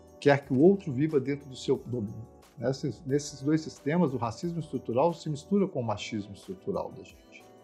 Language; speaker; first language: Portuguese; native; Portuguese